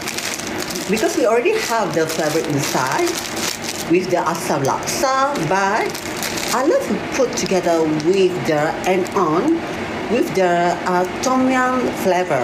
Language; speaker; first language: English; non-native, learner; Malay